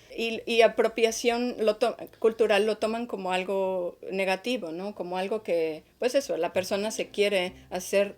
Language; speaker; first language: Spanish; native; Spanish